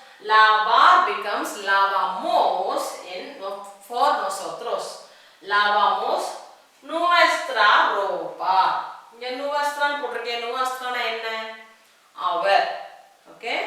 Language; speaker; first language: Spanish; non-native, fluent; Tamil